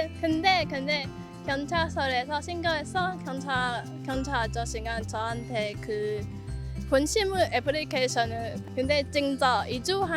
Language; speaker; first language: Korean; non-native, learner; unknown